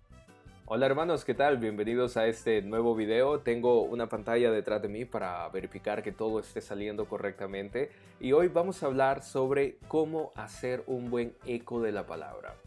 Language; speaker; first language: Spanish; native; Spanish